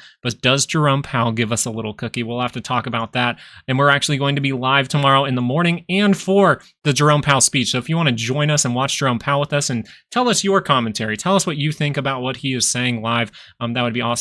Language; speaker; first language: English; native; English